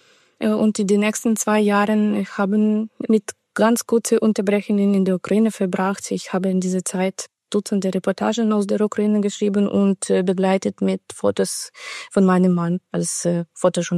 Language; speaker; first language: German; non-native, fluent; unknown